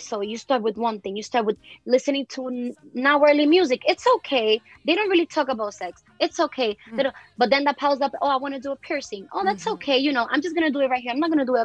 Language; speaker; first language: English; early bilingual, other home language; Spanish